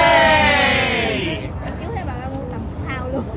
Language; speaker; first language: Vietnamese; native; Vietnamese